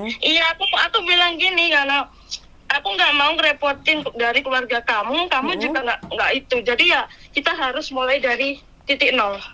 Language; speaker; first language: Indonesian; non-native, local second language; Javanese